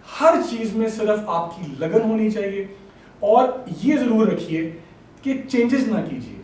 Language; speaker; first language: Urdu; non-native, local second language; Punjabi